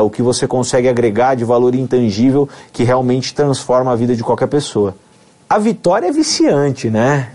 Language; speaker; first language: Portuguese; native; Portuguese